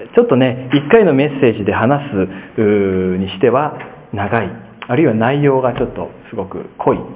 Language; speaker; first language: Japanese; native; Japanese